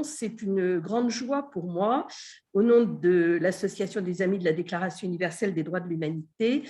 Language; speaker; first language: French; native; French